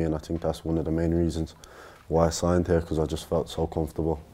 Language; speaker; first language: English; native; English